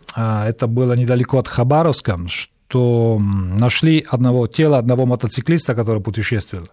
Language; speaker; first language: Russian; non-native, fluent; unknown